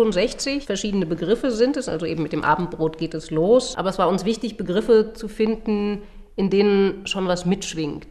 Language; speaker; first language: German; native; German